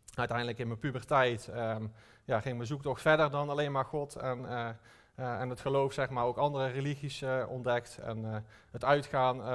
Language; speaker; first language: Dutch; native; Dutch